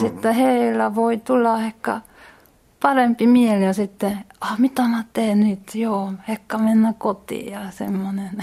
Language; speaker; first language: Finnish; non-native, learner; Korean